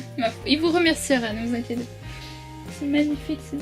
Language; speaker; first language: French; native; French